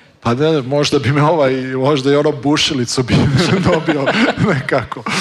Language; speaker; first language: Croatian; early bilingual, heritage; Serbian